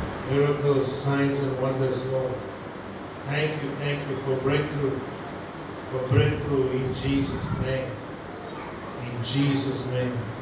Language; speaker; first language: English; non-native, local second language; Tamil